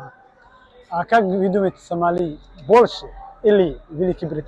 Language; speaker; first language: Russian; non-native, learner; Somali